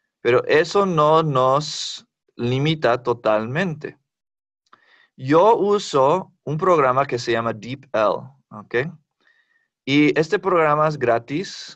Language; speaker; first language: Spanish; non-native, fluent; English